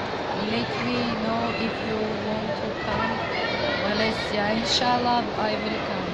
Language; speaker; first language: English; non-native, learner; Turkish